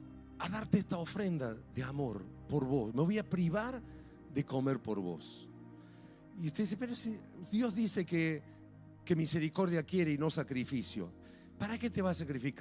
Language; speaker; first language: Spanish; native; Spanish